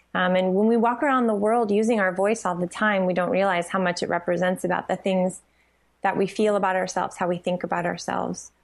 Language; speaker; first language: English; native; English